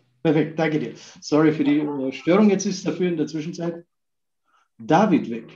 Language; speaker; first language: German; native; German